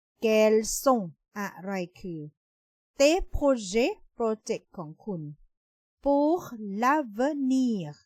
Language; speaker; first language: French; non-native, fluent; Thai